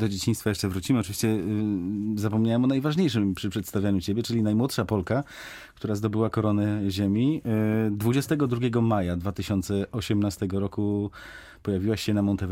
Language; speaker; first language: Polish; native; Polish